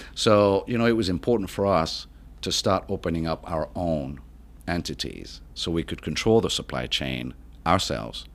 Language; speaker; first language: English; non-native, fluent; French